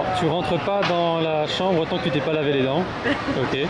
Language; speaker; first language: French; native; French